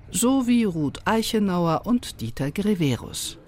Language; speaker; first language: German; native; German